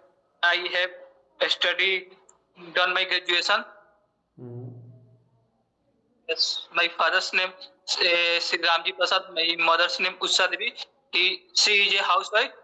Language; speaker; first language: English; non-native, learner; Hindi